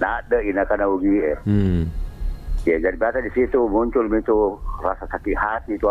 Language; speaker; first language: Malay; non-native, local second language; Buginese